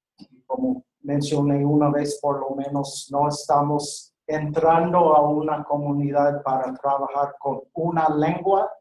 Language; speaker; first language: Spanish; non-native, fluent; English